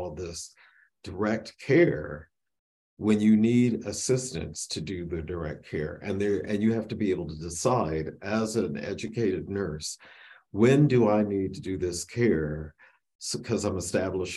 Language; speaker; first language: English; native; English